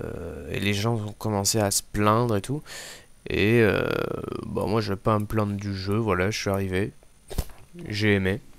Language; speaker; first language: French; native; French